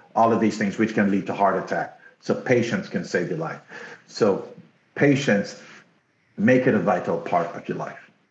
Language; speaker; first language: English; non-native, local second language; Jamaican Creole English